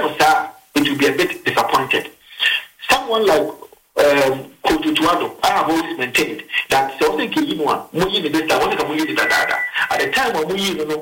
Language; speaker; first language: English; non-native, local second language; Akan